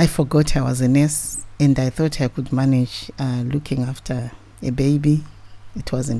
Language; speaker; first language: English; non-native, local second language; Shona